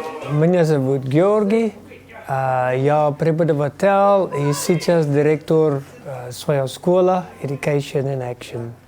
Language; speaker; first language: Russian; non-native, learner; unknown